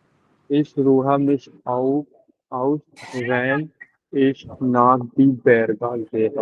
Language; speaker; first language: German; non-native, learner; Hindi